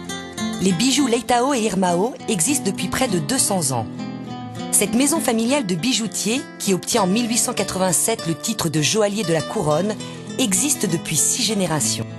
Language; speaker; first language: French; native; French